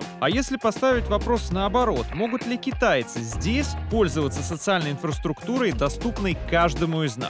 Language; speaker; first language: Russian; native; Russian